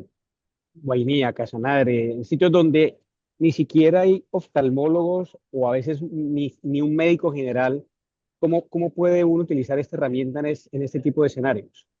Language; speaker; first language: Spanish; native; Spanish